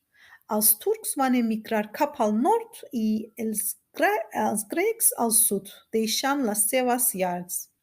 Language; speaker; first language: Catalan; non-native, learner; Turkish